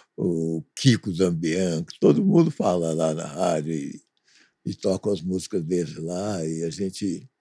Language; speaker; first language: Portuguese; native; Portuguese